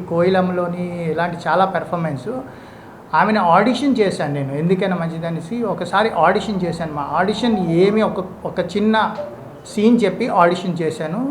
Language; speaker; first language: Telugu; native; Telugu